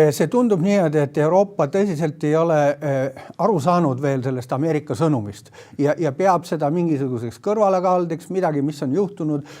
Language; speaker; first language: Estonian; native; Estonian